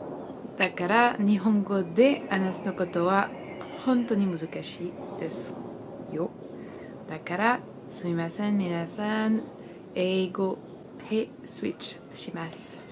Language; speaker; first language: Japanese; non-native, learner; French